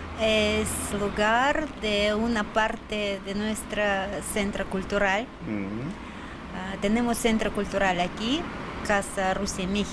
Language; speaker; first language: Spanish; non-native, learner; Russian